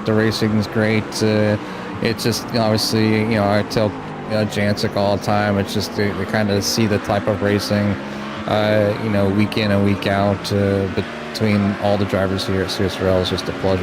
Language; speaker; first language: English; native; English